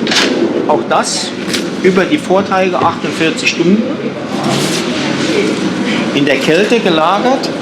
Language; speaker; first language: German; native; German